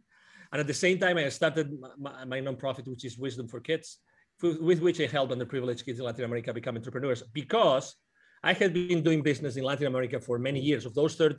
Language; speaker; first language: English; non-native, fluent; Spanish